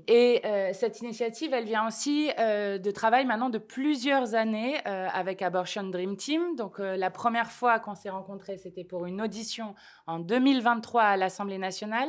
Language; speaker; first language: French; native; French